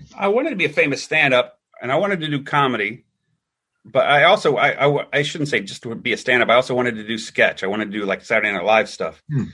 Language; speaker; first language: English; native; English